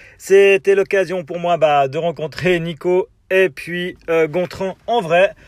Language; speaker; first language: French; native; French